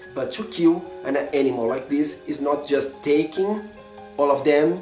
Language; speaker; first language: English; non-native, fluent; Portuguese